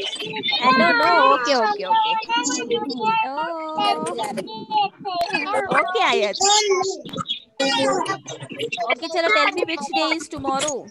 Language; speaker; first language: English; non-native, local second language; Hindi